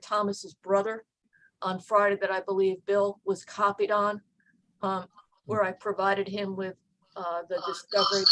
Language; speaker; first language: English; native; English